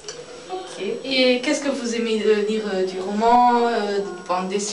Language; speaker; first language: French; non-native, learner; Portuguese